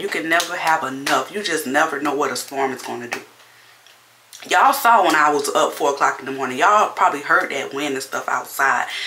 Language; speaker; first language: English; native; English